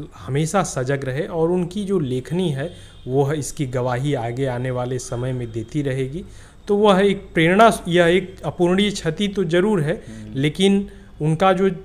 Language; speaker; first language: Hindi; native; Hindi